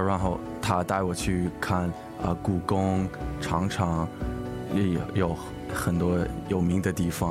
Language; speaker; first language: Chinese; early bilingual, heritage; English